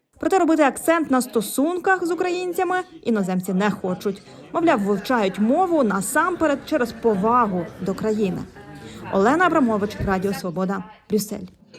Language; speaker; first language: Ukrainian; native; Ukrainian